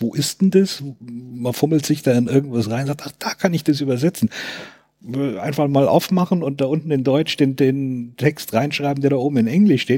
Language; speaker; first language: German; native; German